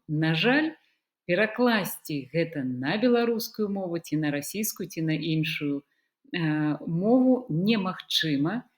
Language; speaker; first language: Belarusian; native; Belarusian